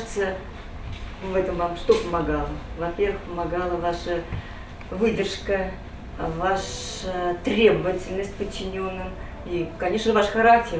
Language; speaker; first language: Russian; native; Russian